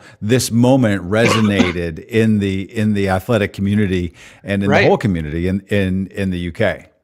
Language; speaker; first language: English; native; English